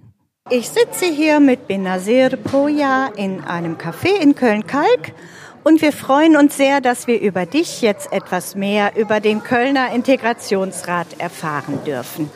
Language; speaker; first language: German; native; German